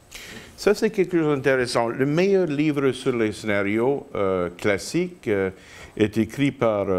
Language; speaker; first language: French; non-native, fluent; English